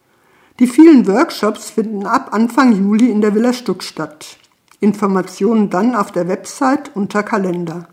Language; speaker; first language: German; native; German